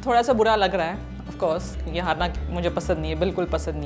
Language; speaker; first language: Hindi; native; Hindi